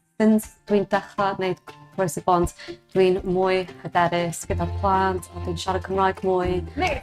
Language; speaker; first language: Welsh; non-native, learner; English